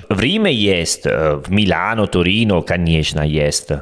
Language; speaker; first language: Russian; non-native, learner; Italian